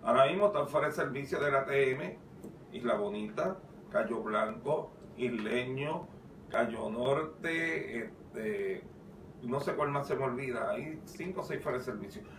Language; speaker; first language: Spanish; native; Spanish